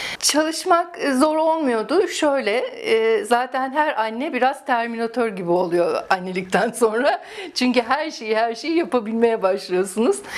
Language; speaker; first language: Turkish; early bilingual, heritage; Turkish